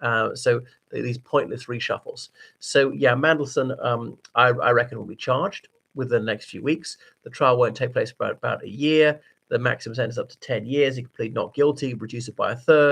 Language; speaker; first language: English; native; English